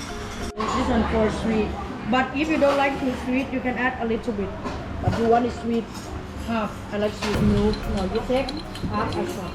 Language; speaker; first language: English; non-native, fluent; Thai